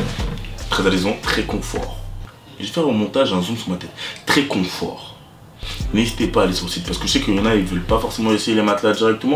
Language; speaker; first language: French; native; French